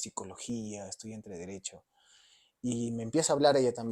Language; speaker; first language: Spanish; native; Spanish